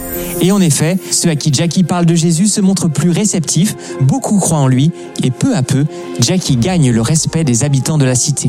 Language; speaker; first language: French; native; French